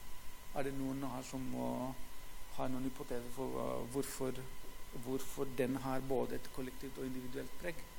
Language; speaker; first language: Norwegian; non-native, fluent; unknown